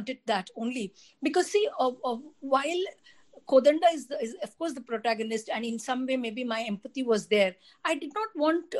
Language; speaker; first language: English; non-native, local second language; Tamil